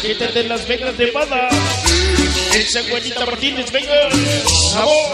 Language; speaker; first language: Spanish; native; Spanish